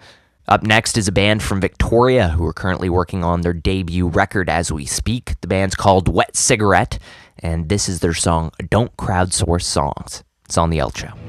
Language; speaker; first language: English; native; English